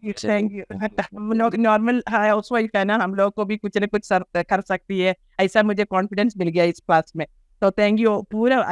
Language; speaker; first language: Hindi; non-native, local second language; Malayalam